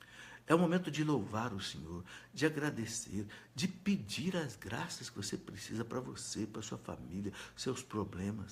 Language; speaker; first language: Portuguese; native; Portuguese